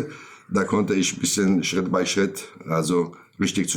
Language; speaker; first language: German; non-native, learner; Kurdish